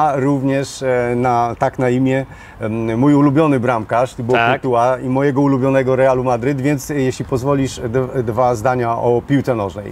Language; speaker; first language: Polish; native; Polish